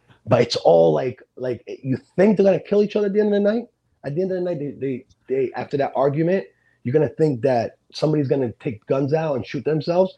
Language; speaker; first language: English; early bilingual, other home language; Sicilian